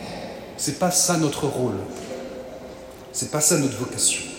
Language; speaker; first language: French; native; French